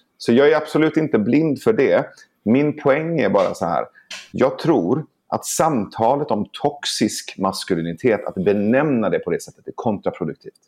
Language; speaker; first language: Swedish; early bilingual, other home language; Persian